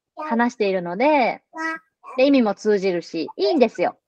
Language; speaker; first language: Japanese; native; Japanese